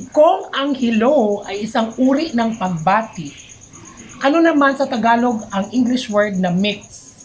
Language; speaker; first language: Filipino; non-native, local second language; Cebuano